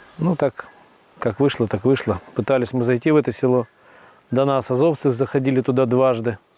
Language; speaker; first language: Russian; native; Russian